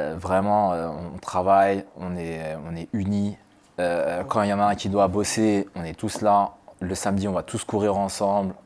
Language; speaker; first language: French; native; French